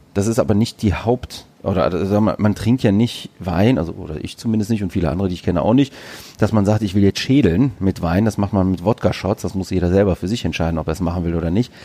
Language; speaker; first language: German; early bilingual, other home language; Greek